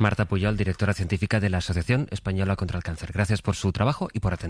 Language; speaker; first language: Spanish; native; Spanish